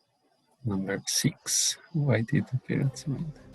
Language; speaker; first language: English; non-native, learner; Spanish